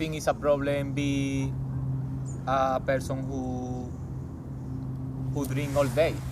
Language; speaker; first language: English; non-native, learner; Spanish